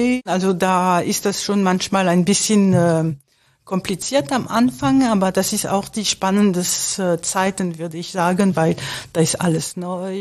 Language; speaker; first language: German; non-native, fluent; French